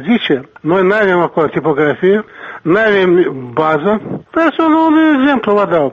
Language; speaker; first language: Romanian; non-native, local second language; Gagauz